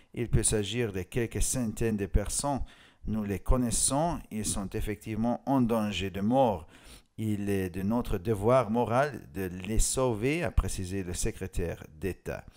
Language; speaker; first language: French; non-native, fluent; Hungarian